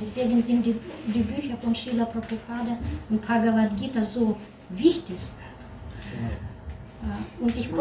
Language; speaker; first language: German; non-native, learner; Russian